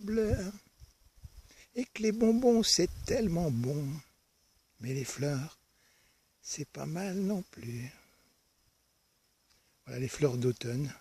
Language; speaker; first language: French; native; French